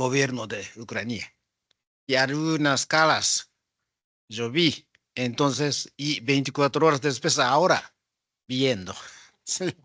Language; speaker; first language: Spanish; non-native, fluent; Japanese